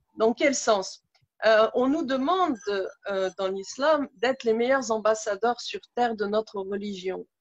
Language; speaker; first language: French; native; French